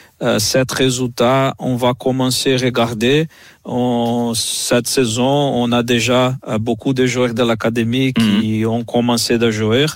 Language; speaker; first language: French; non-native, fluent; Portuguese